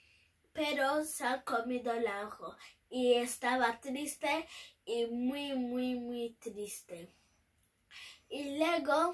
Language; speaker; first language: Spanish; non-native, local second language; Bini